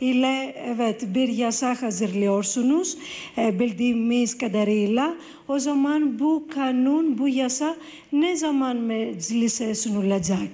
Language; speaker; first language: Turkish; non-native, fluent; Greek